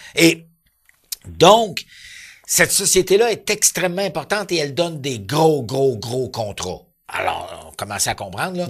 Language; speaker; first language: French; native; French